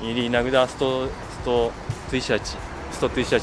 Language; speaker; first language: Russian; non-native, learner; Japanese